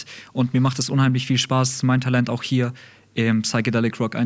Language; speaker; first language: German; early bilingual, other home language; Russian